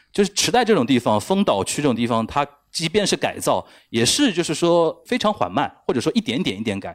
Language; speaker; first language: Chinese; native; Chinese